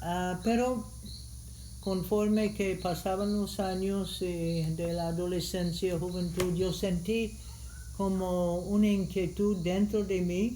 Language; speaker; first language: Spanish; non-native, fluent; English